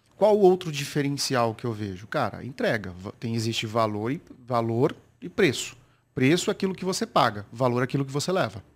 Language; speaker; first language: Portuguese; native; Portuguese